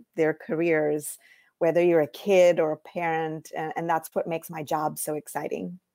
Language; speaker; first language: English; non-native, local second language; Tamil